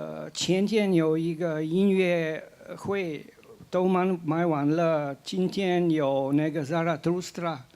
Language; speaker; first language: Chinese; non-native, fluent; Slovenian